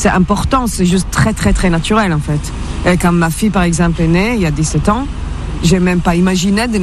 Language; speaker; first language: French; non-native, fluent; Hebrew